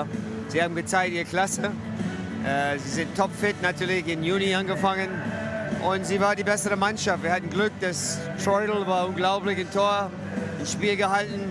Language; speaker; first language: German; non-native, fluent; English